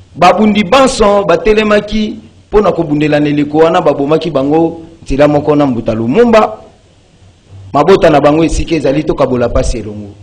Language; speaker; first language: Lingala; non-native, local second language; Kongo